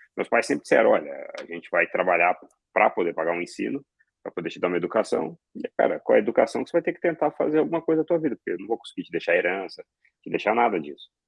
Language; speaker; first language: Portuguese; early bilingual, other home language; Arabic